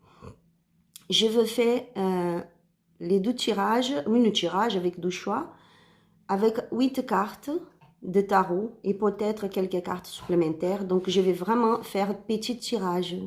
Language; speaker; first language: French; non-native, learner; Spanish